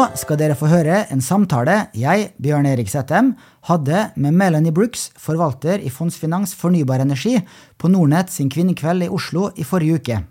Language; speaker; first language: Norwegian; native; Norwegian